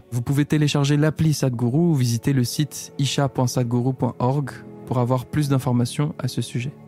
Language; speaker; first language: French; native; French